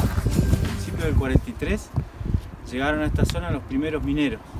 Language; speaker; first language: Spanish; native; Spanish